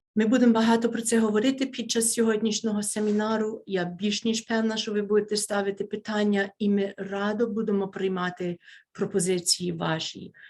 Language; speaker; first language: Ukrainian; early bilingual, heritage; Ukrainian